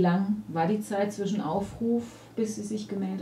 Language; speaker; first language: German; native; German